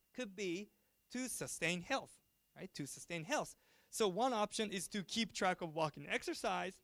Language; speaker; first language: English; non-native, fluent; Japanese